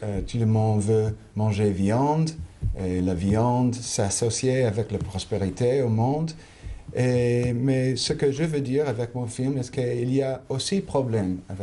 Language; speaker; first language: French; non-native, fluent; English